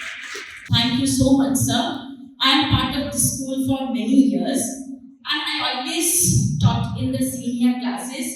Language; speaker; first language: English; non-native, local second language; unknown